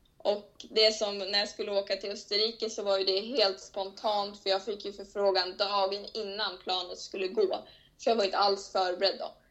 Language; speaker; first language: Swedish; native; Swedish